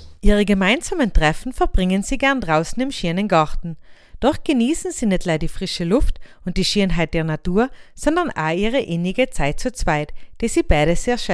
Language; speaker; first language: German; native; German